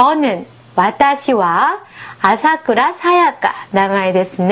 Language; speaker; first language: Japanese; non-native, fluent; Korean